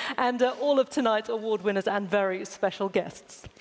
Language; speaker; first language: English; native; English